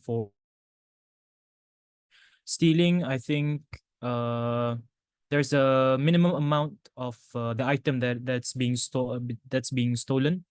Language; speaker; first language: English; non-native, local second language; Malay